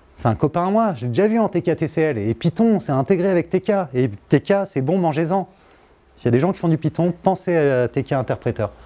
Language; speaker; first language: French; native; French